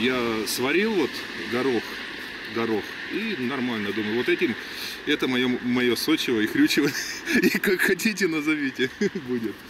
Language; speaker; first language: Russian; native; Russian